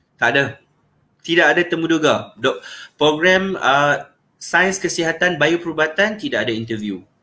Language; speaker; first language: Malay; native; Malay